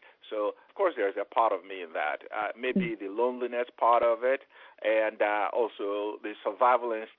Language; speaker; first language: English; non-native, local second language; Igbo